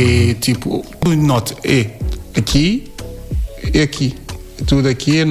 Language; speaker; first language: Portuguese; non-native, learner; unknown